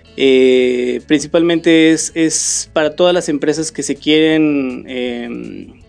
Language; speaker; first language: Spanish; native; Spanish